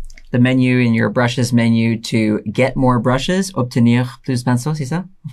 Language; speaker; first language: English; native; English